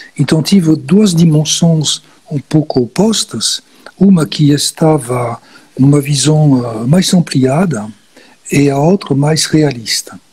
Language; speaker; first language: Portuguese; non-native, fluent; French